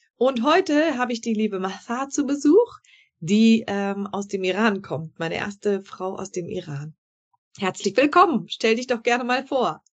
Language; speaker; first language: German; native; German